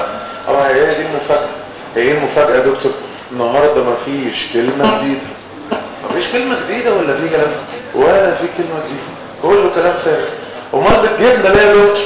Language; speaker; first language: Arabic; native; Arabic